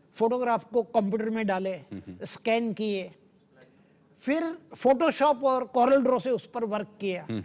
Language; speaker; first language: Hindi; non-native, local second language; Gujarati